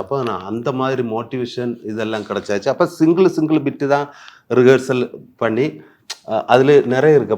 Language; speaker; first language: Tamil; non-native, learner; Malayalam